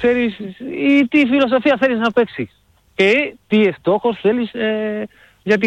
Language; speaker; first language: Greek; non-native, learner; Spanish